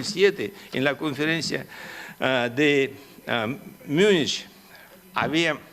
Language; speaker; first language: Spanish; non-native, fluent; Russian